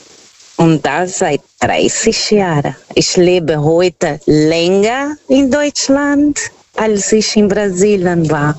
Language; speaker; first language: German; non-native, fluent; Portuguese